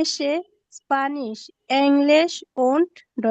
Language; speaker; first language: German; non-native, learner; Bangla